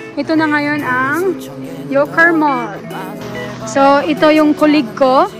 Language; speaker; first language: Filipino; native; Filipino